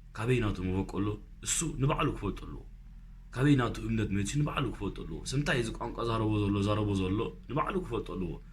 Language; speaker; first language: Tigrinya; early bilingual, heritage; Tigrinya